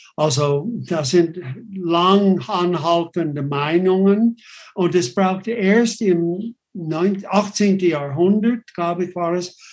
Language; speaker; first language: German; non-native, fluent; English